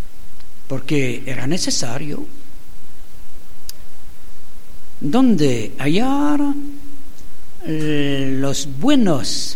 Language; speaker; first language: Spanish; non-native, fluent; French